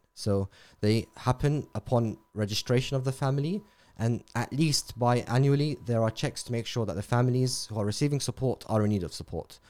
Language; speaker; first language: English; native; English